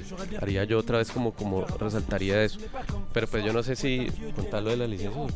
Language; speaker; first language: Spanish; native; Spanish